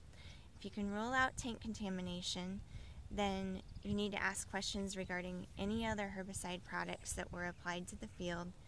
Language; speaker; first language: English; native; English